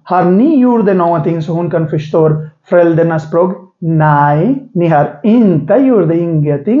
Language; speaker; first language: Swedish; non-native, learner; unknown